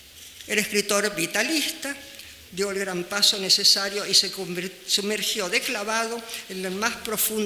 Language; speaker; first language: Spanish; native; Spanish